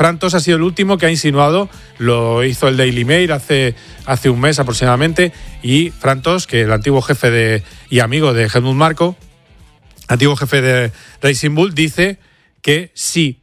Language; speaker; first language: Spanish; native; Spanish